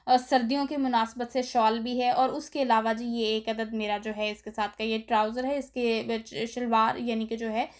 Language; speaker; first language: Urdu; native; Urdu